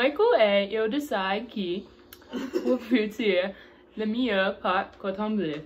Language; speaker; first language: French; non-native, learner; English